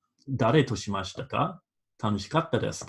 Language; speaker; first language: Japanese; non-native, fluent; English